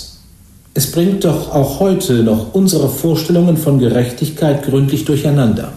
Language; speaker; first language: German; native; German